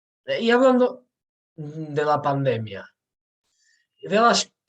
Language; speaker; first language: Spanish; non-native, fluent; Portuguese